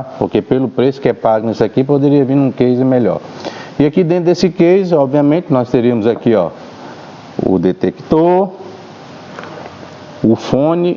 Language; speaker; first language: Portuguese; native; Portuguese